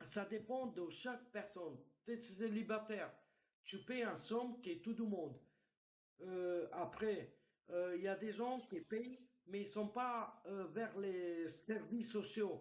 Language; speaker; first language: French; non-native, fluent; Romanian